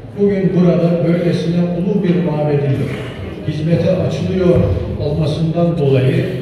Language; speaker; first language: Turkish; native; Turkish